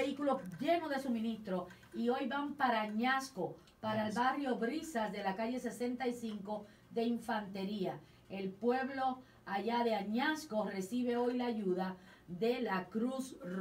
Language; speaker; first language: Spanish; native; Spanish